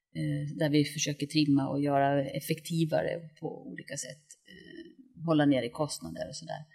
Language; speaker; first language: Swedish; native; Swedish